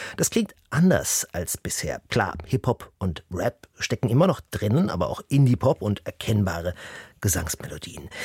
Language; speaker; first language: German; native; German